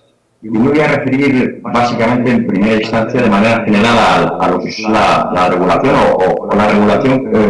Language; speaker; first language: Spanish; native; Spanish